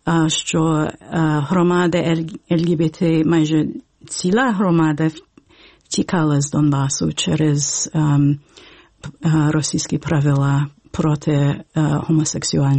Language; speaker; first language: Ukrainian; early bilingual, heritage; Ukrainian